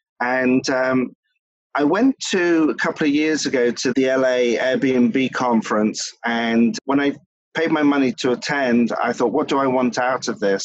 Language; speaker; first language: English; native; English